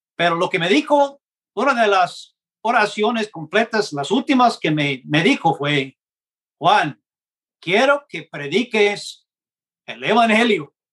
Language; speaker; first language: Spanish; non-native, fluent; English